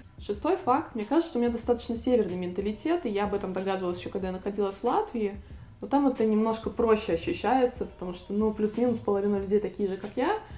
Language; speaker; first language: Russian; native; Russian